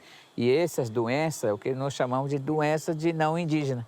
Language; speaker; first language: Portuguese; non-native, local second language; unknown